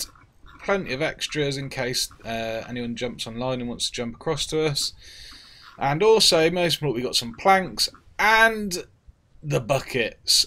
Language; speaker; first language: English; native; English